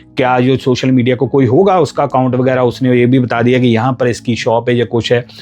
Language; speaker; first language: Hindi; non-native, local second language; Punjabi